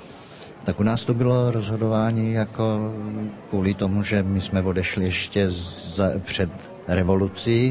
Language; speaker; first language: Czech; early bilingual, heritage; Czech